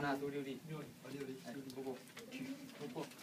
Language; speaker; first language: Japanese; non-native, learner; Vietnamese